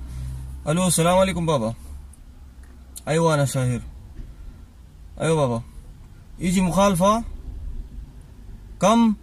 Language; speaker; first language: Arabic; non-native, learner; Urdu